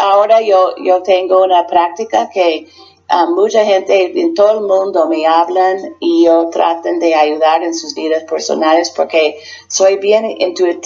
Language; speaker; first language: Spanish; non-native, fluent; English